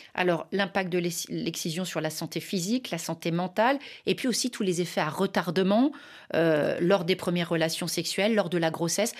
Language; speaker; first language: French; native; French